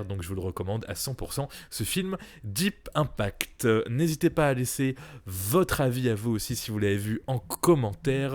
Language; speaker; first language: French; native; French